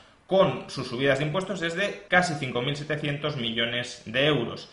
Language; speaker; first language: Spanish; native; Spanish